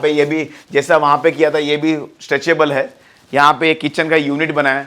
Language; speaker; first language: Hindi; non-native, local second language; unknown